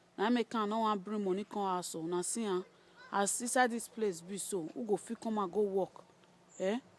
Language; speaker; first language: Nigerian Pidgin; native; Nigerian Pidgin